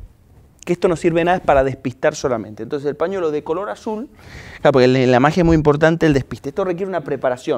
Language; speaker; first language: Spanish; native; Spanish